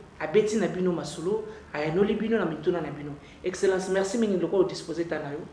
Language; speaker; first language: Lingala; native; Lingala